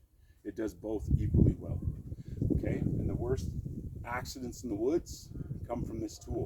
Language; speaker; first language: English; native; English